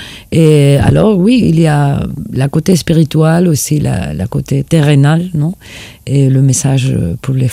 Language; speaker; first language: French; non-native, fluent; Spanish